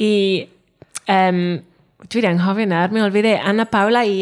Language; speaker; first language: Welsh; non-native, local second language; Spanish